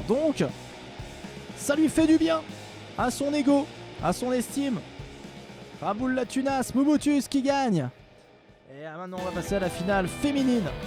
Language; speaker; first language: French; native; French